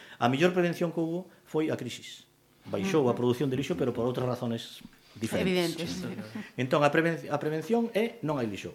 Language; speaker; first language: Galician; native; Galician